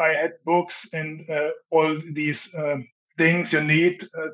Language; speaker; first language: English; non-native, fluent; German